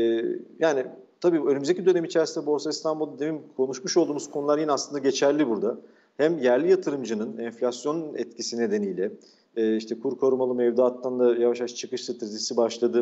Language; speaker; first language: Turkish; native; Turkish